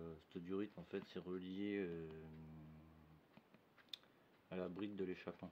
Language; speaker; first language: French; native; French